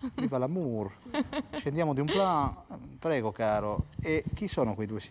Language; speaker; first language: Italian; native; Italian